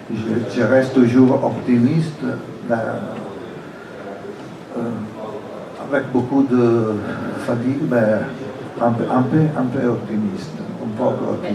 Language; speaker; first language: French; non-native, fluent; Italian